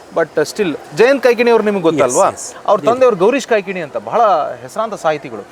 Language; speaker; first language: Kannada; native; Kannada